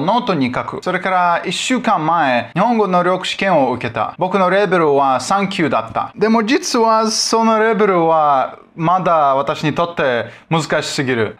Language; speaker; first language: Japanese; non-native, learner; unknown